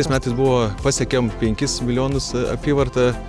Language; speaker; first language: Lithuanian; native; Lithuanian